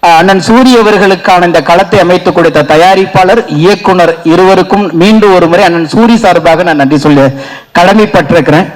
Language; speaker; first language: Tamil; native; Tamil